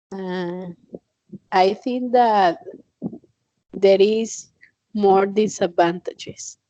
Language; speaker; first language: English; non-native, learner; Spanish